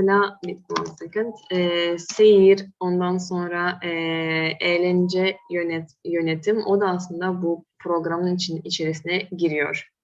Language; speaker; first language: Turkish; non-native, fluent; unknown